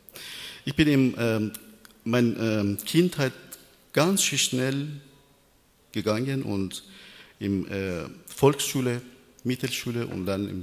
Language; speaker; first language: German; non-native, learner; Persian